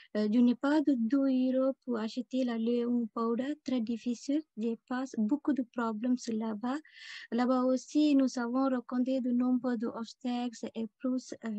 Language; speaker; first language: French; non-native, learner; Tamil